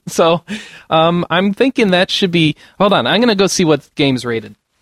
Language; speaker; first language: English; native; English